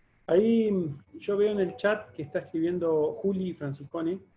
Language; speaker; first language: Spanish; native; Spanish